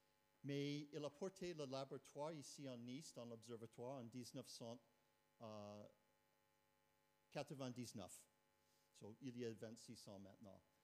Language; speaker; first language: French; non-native, fluent; English